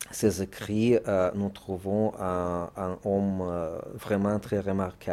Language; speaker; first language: French; non-native, fluent; Russian